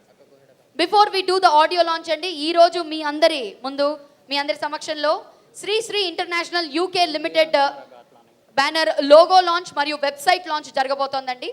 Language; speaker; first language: Telugu; native; Telugu